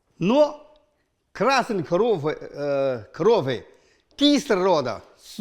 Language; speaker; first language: Russian; non-native, learner; Chinese